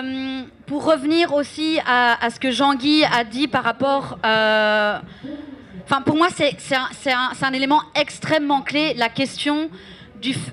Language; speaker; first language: French; native; French